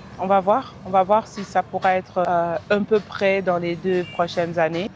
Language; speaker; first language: French; early bilingual, heritage; French